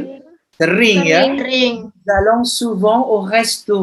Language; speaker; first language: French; non-native, fluent; Indonesian